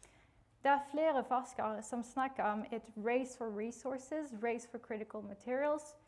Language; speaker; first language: Norwegian; non-native, fluent; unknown